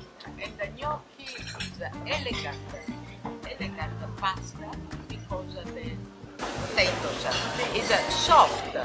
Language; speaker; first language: English; non-native, learner; Italian